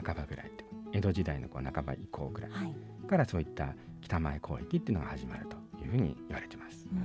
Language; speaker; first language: Japanese; native; Japanese